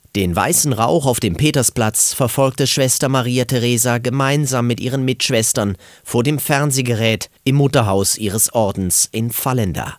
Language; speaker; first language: German; native; German